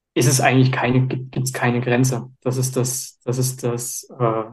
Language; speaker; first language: German; native; German